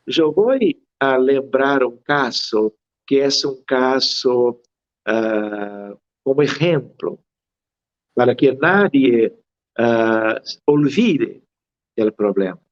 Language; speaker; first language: Spanish; non-native, fluent; Portuguese